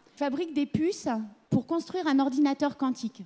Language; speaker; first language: French; native; French